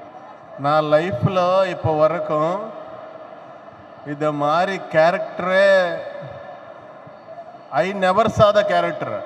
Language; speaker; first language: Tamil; non-native, learner; Telugu